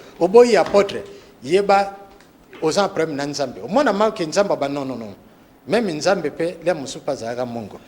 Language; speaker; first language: Lingala; native; Lingala